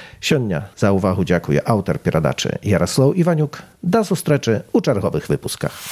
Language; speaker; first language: Belarusian; native; Belarusian